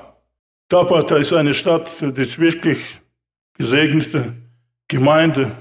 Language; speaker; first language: German; non-native, fluent; Russian